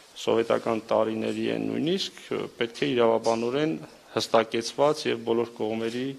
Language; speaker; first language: Armenian; native; Armenian